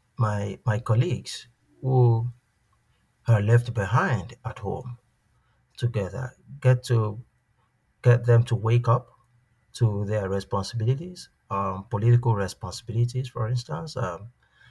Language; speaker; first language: English; non-native, local second language; Yoruba